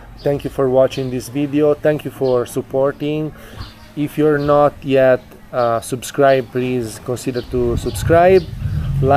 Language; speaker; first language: English; non-native, local second language; Filipino